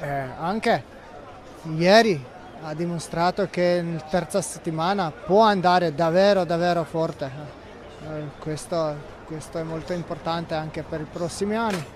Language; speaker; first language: Italian; non-native, fluent; Slovenian